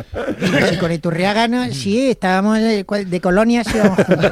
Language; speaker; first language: Spanish; native; Spanish